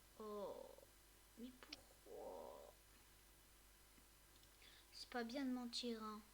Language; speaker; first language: French; native; French